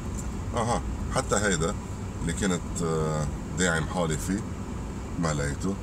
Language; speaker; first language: Arabic; native; Arabic